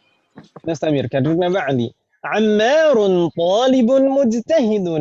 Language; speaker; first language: Arabic; non-native, fluent; Indonesian